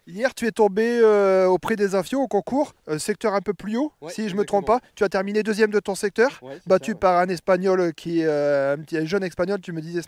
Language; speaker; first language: French; native; French